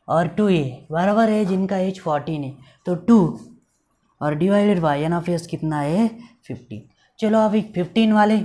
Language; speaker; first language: Hindi; non-native, local second language; Marathi